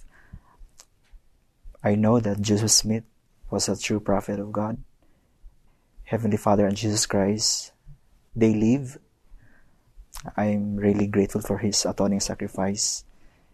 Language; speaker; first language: English; non-native, local second language; Cebuano